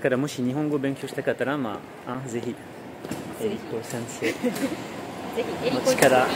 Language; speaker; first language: Japanese; non-native, fluent; French